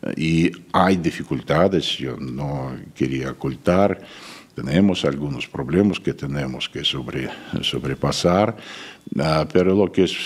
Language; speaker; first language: Spanish; non-native, fluent; Russian